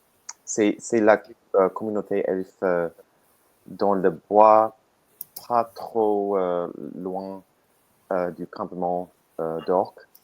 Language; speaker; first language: French; non-native, learner; English